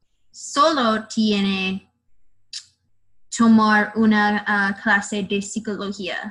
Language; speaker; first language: Spanish; non-native, learner; English